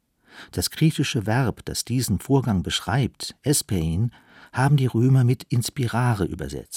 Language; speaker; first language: German; native; German